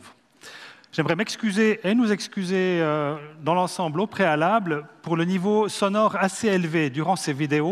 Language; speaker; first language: French; native; French